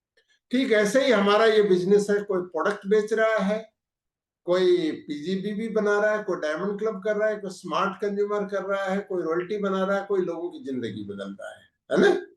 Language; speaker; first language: Hindi; native; Hindi